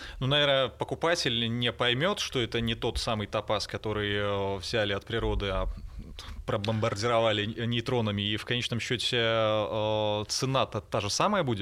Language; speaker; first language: Russian; native; Russian